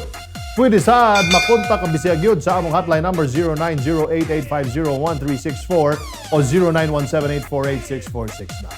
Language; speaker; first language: Cebuano; native; Cebuano